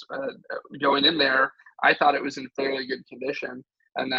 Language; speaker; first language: English; native; English